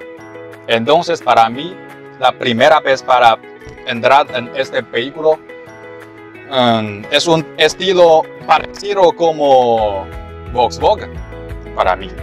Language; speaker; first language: Spanish; non-native, learner; Chinese